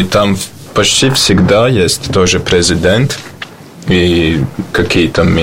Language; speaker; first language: Russian; non-native, learner; Latvian